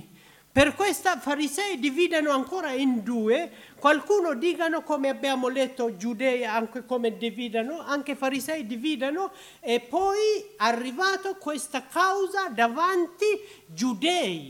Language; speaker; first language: Italian; non-native, learner; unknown